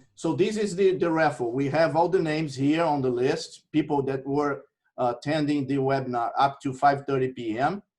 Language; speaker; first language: English; non-native, fluent; Portuguese